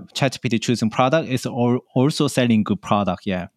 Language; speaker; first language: English; non-native, learner; Korean